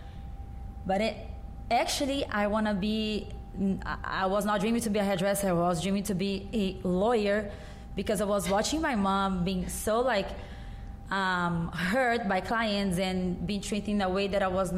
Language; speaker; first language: English; non-native, fluent; Portuguese